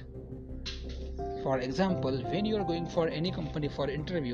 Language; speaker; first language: English; non-native, local second language; Marathi